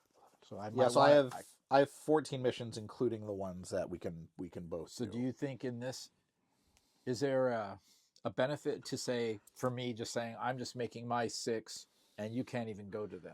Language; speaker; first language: English; native; English